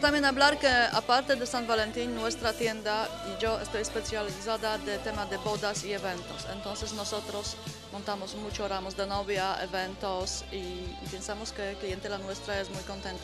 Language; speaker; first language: Spanish; non-native, learner; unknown